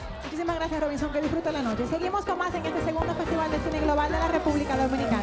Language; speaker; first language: Spanish; native; Spanish